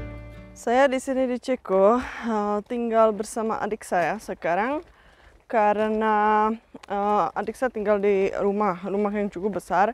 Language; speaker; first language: Indonesian; non-native, fluent; Czech